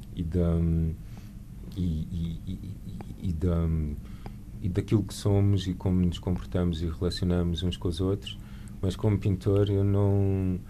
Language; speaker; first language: Portuguese; native; Portuguese